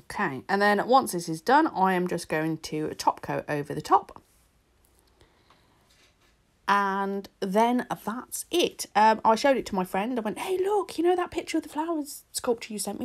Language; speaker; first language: English; native; English